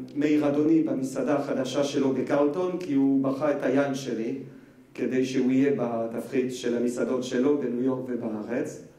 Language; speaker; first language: Hebrew; non-native, fluent; French